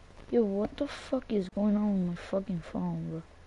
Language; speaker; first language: English; early bilingual, other home language; Spanish